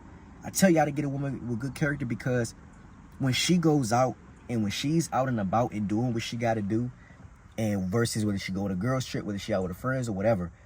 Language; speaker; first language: English; native; English